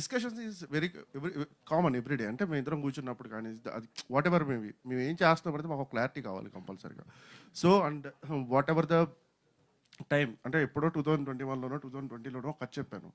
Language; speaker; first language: Telugu; native; Telugu